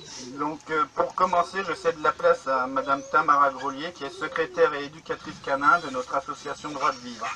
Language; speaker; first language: French; native; French